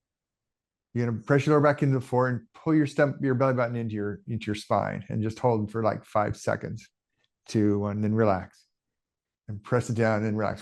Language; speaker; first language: English; native; English